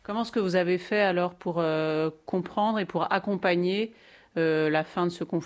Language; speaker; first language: French; native; French